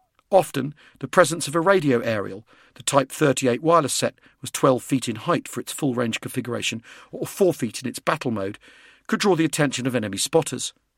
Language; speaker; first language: English; native; English